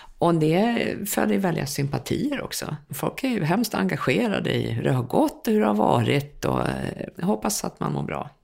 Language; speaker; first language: Swedish; native; Swedish